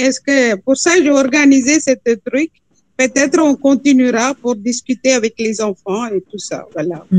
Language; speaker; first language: French; non-native, fluent; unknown